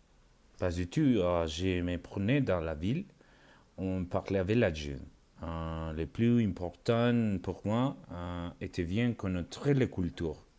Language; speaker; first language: French; non-native, learner; Spanish